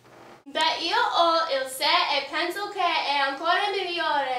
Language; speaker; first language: Italian; non-native, learner; English